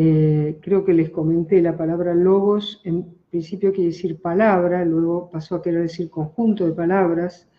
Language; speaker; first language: Spanish; native; Spanish